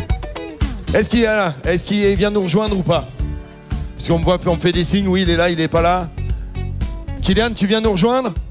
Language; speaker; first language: French; native; French